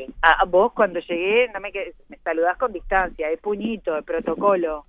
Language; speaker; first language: Spanish; native; Spanish